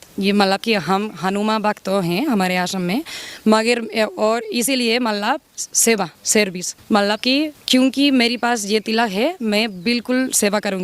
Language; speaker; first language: Hindi; non-native, learner; Spanish